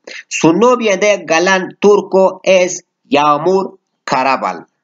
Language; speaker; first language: Spanish; non-native, fluent; Turkish